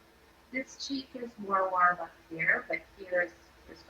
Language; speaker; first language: English; native; English